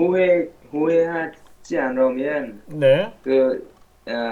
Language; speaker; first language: Korean; non-native, learner; Vietnamese